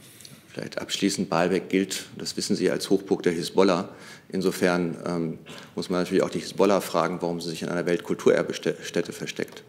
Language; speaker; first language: German; native; German